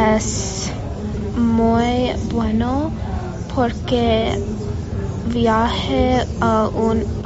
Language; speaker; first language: Spanish; non-native, learner; English